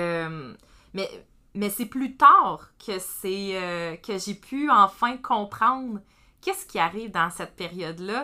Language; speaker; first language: French; native; French